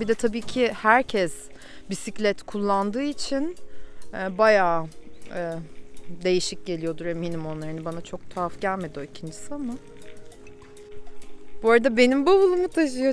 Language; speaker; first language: Turkish; native; Turkish